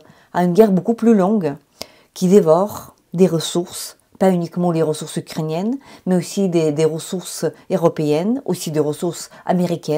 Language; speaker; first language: French; non-native, fluent; Ukrainian